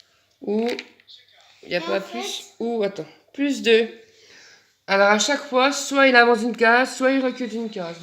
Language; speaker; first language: French; native; French